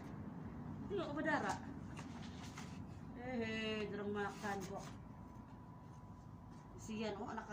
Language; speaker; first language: Indonesian; non-native, learner; Cebuano